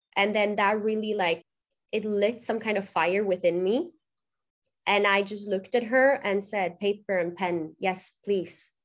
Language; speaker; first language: English; non-native, fluent; Swedish